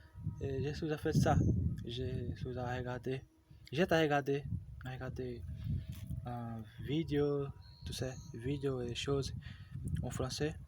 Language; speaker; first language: French; non-native, learner; Portuguese